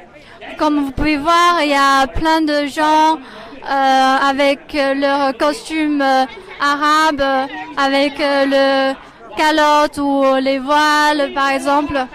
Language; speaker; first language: French; non-native, fluent; Chinese